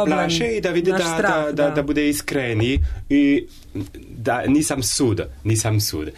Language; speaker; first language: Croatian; non-native, learner; French